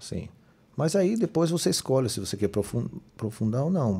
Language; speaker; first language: Portuguese; non-native, fluent; Hebrew